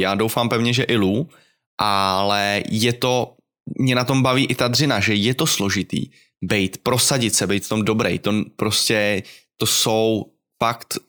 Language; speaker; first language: Czech; native; Czech